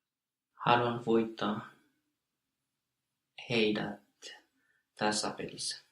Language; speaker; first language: Finnish; non-native, learner; English